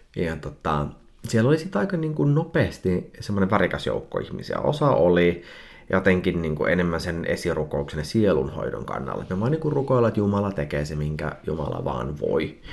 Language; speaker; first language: Finnish; early bilingual, heritage; Finnish